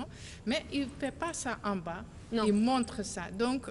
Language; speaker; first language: French; non-native, learner; Dutch